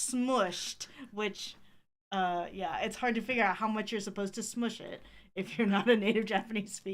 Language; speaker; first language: English; native; English